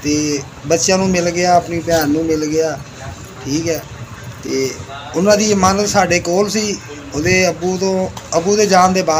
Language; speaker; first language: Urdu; non-native, local second language; Punjabi